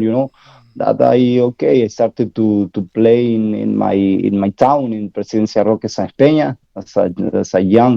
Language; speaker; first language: English; non-native, learner; Spanish